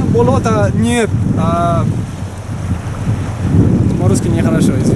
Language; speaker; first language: Russian; non-native, learner; German